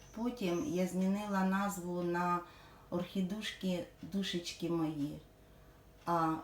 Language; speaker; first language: Ukrainian; non-native, local second language; Russian